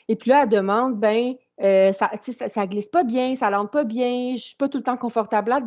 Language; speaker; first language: French; native; French